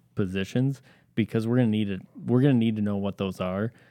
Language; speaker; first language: English; native; English